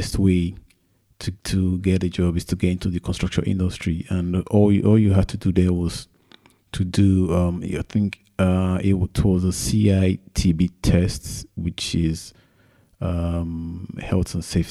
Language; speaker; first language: English; non-native, local second language; Yoruba